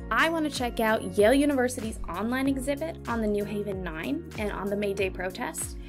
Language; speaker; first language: English; native; English